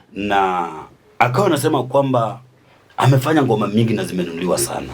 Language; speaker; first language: Swahili; native; Swahili